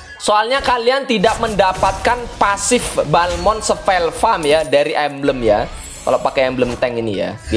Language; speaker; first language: Indonesian; native; Indonesian